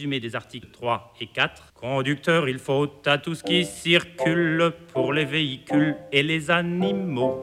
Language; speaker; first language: French; native; French